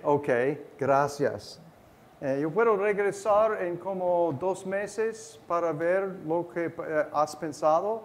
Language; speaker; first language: Spanish; non-native, learner; English